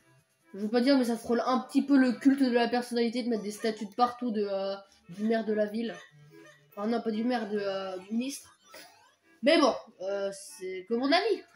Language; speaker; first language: French; native; French